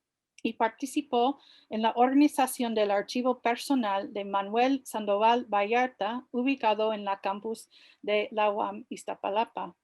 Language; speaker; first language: Spanish; non-native, fluent; English